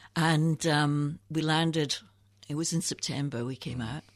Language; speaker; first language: English; native; English